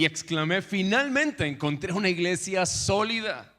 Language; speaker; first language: Spanish; native; Spanish